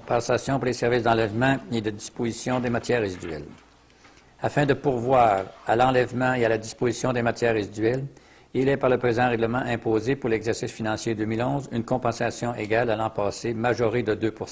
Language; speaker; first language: French; native; French